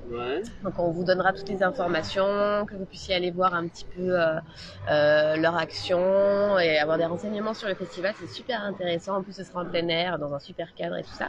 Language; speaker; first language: French; native; French